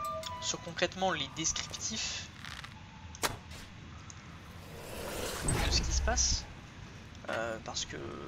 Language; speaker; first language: French; native; French